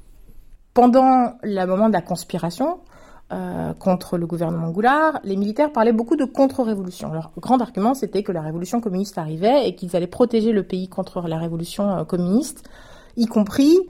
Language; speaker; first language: French; native; French